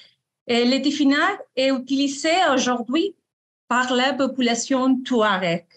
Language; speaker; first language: French; non-native, fluent; Spanish